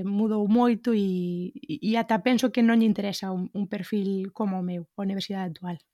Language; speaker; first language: Galician; native; Galician